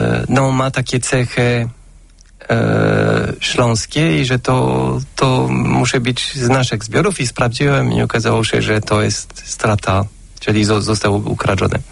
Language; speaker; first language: Polish; non-native, fluent; French